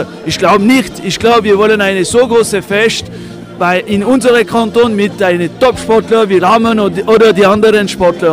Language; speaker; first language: German; non-native, local second language; French